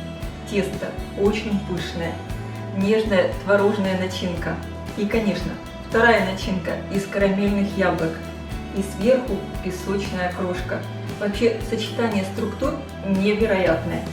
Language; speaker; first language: Russian; native; Russian